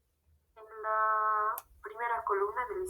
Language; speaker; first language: Spanish; native; Spanish